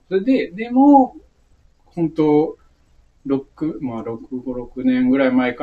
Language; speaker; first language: Japanese; native; Japanese